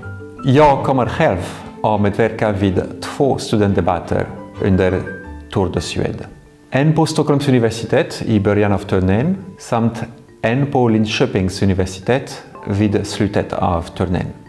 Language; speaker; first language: Swedish; non-native, fluent; French